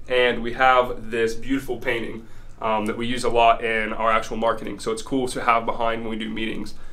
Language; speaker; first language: English; native; English